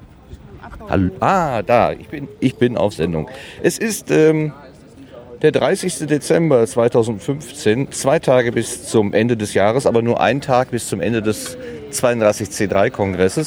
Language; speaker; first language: German; native; German